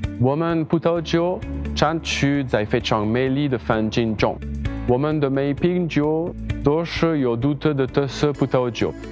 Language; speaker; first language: Chinese; non-native, learner; French